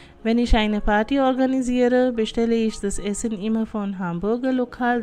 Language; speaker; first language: German; non-native, fluent; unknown